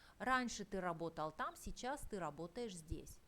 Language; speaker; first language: Russian; non-native, fluent; Turkish